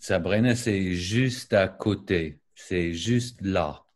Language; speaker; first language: French; non-native, learner; English